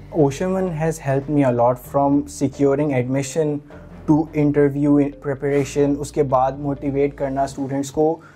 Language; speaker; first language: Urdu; native; Urdu